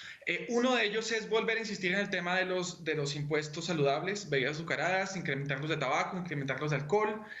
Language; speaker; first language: Spanish; native; Spanish